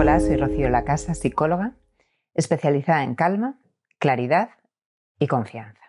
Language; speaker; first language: Spanish; native; Spanish